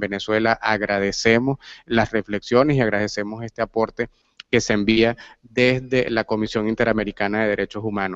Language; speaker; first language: Spanish; native; Spanish